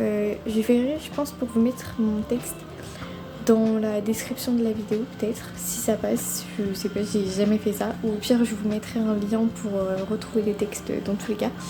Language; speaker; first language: French; native; French